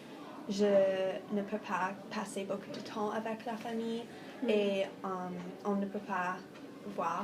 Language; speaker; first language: French; non-native, fluent; English